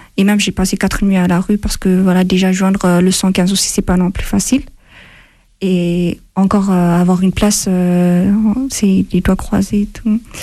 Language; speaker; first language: French; non-native, fluent; Amharic